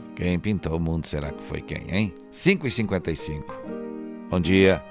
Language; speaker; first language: Portuguese; native; Portuguese